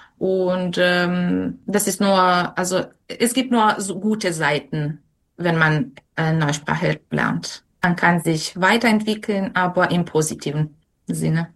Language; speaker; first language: German; non-native, fluent; Serbian